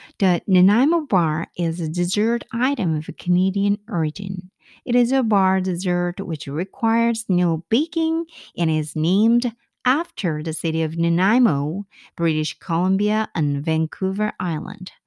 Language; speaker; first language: English; non-native, fluent; Korean